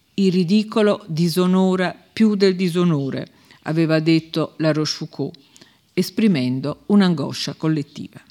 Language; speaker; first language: Italian; native; Italian